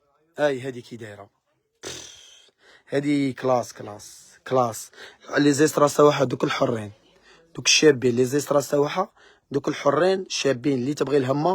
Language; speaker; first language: Arabic; native; Arabic